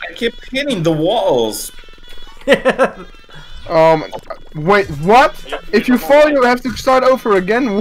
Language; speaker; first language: English; non-native, fluent; Dutch